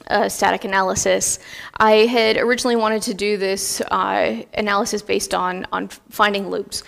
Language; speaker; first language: English; native; English